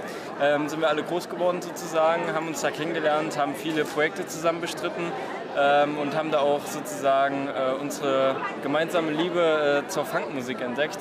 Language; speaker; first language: German; native; German